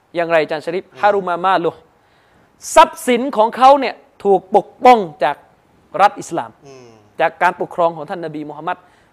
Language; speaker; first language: Thai; non-native, local second language; Malay